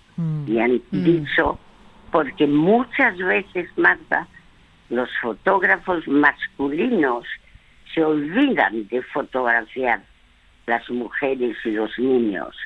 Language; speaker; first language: Spanish; early bilingual, other home language; French